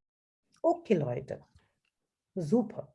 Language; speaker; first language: German; non-native, fluent; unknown